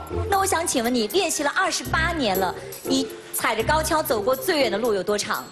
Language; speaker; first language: Chinese; native; Chinese